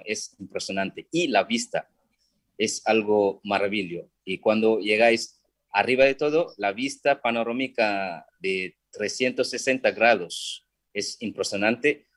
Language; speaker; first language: Spanish; non-native, fluent; Sinhala